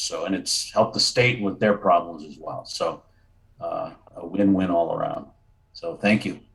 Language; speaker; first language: English; native; English